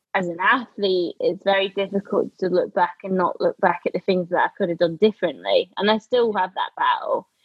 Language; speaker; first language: English; native; English